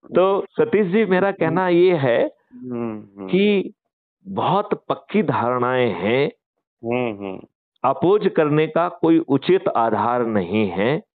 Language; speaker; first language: Hindi; native; Hindi